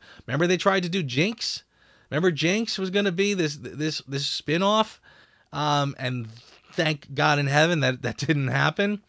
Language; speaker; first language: English; native; English